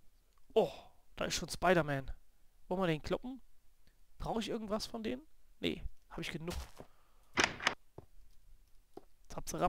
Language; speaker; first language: German; native; German